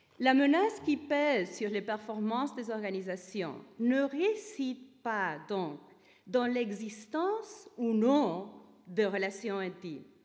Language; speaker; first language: French; non-native, fluent; Spanish